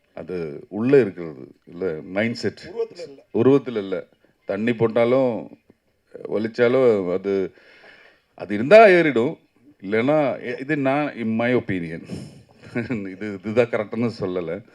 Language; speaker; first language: Tamil; non-native, learner; Malayalam